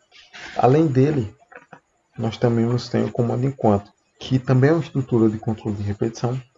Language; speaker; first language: Portuguese; native; Portuguese